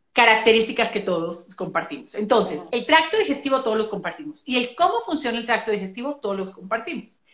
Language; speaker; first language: Spanish; native; Spanish